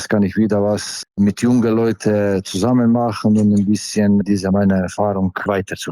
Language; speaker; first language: German; non-native, fluent; Slovenian